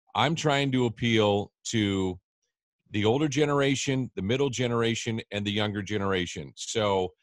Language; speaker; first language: English; native; English